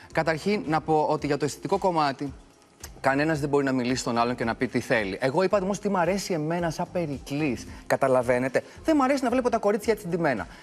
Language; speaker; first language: Greek; native; Greek